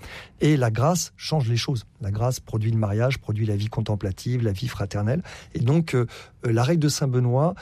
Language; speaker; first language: French; native; French